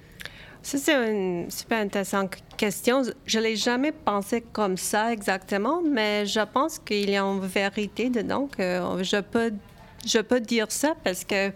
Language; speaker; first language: French; early bilingual, other home language; Romanian